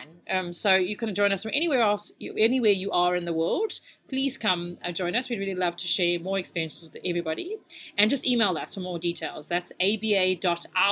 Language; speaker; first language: English; native; English